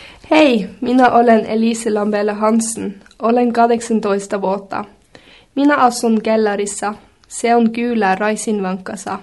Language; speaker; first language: Finnish; non-native, learner; Norwegian